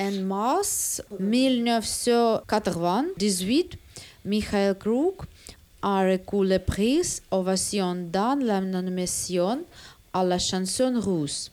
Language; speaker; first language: French; non-native, learner; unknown